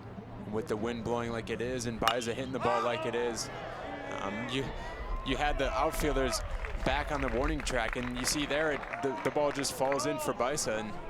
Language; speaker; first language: English; native; English